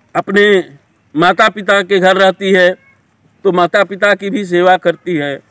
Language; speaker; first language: Hindi; native; Hindi